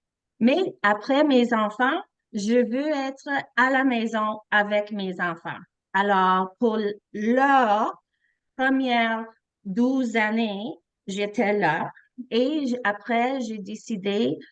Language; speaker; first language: French; non-native, local second language; English